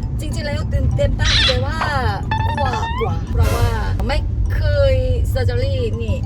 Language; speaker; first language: Thai; non-native, learner; Korean